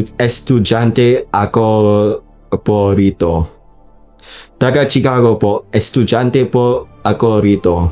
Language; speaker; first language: Filipino; non-native, learner; English